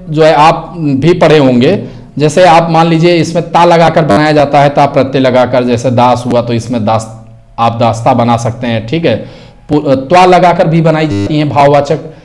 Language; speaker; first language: Hindi; native; Hindi